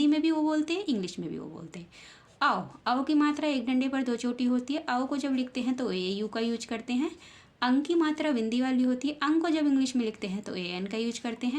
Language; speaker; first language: Hindi; native; Hindi